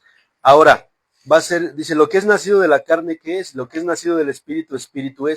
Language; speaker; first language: Spanish; native; Spanish